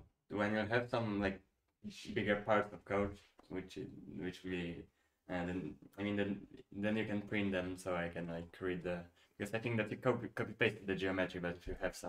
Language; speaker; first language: English; non-native, fluent; Polish